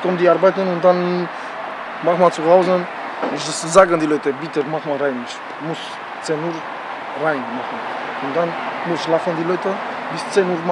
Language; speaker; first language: German; non-native, learner; Romanian